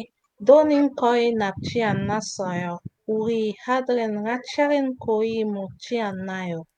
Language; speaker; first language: Korean; non-native, learner; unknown